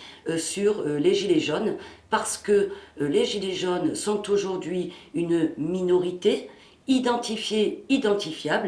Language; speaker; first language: French; native; French